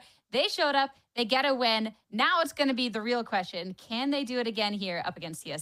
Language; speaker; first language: English; native; English